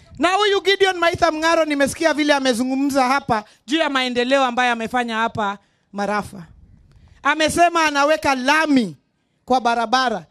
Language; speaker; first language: Swahili; non-native, local second language; Luo (Kenya and Tanzania)